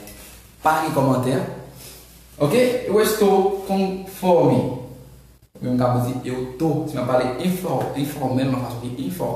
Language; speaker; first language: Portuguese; non-native, learner; Haitian Creole